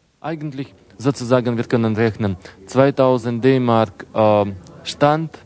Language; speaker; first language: German; non-native, fluent; Russian